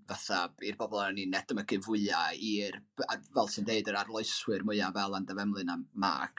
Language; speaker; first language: Welsh; native; Welsh